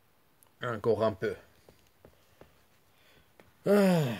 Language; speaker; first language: French; non-native, fluent; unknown